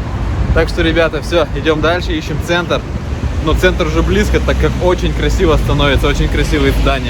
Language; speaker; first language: Russian; native; Russian